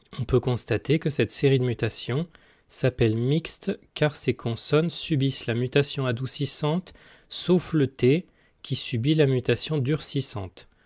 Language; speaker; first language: French; native; French